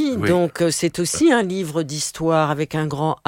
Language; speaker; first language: French; native; French